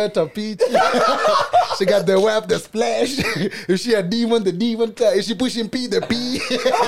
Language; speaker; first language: English; non-native, local second language; Swahili